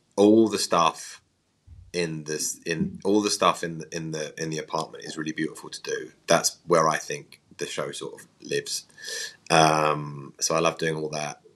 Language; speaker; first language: English; native; English